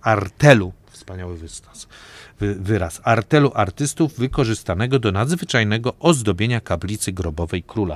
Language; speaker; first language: Polish; native; Polish